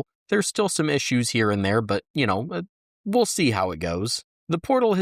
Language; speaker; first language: English; native; English